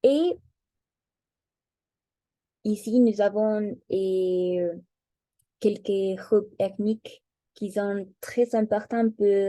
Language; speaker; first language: French; non-native, learner; Spanish